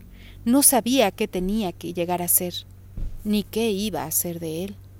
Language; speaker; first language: Spanish; native; Spanish